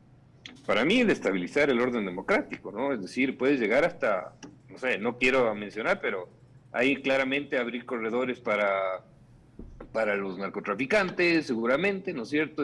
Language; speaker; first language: Spanish; native; Spanish